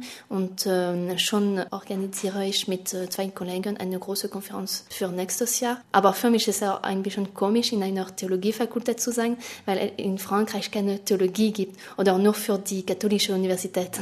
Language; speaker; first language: German; non-native, fluent; French